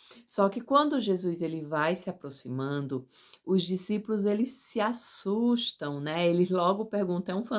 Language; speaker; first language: Portuguese; native; Portuguese